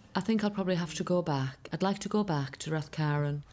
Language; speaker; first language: English; early bilingual, other home language; Irish